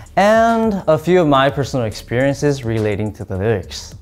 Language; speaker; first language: English; early bilingual, other home language; Korean